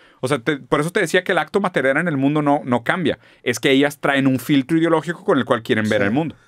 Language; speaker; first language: Spanish; non-native, fluent; German